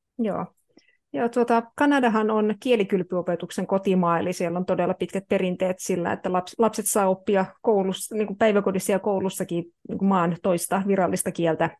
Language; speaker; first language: Finnish; native; Finnish